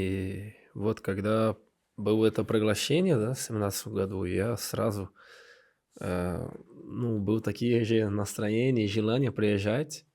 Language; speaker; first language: Russian; non-native, learner; Portuguese